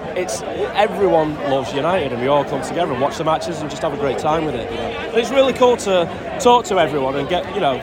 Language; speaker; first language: English; native; English